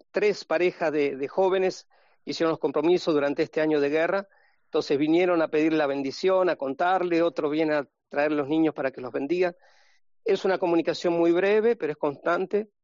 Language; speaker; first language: Spanish; native; Spanish